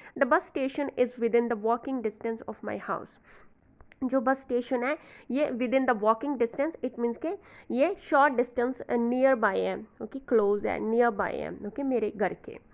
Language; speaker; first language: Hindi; non-native, local second language; Punjabi